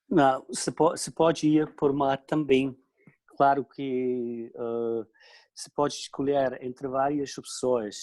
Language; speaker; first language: Portuguese; non-native, fluent; Slovenian